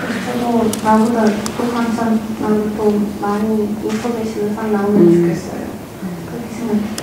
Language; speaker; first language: Korean; non-native, fluent; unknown